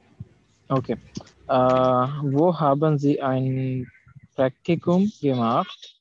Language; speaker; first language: German; non-native, learner; Urdu